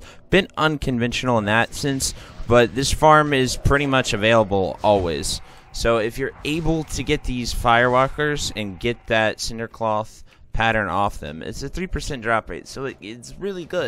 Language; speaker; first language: English; native; English